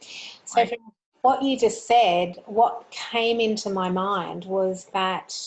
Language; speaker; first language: English; native; English